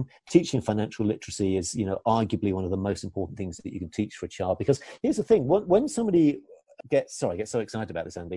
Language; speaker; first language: English; native; English